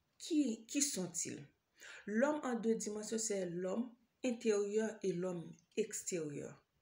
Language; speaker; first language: French; non-native, local second language; Haitian Creole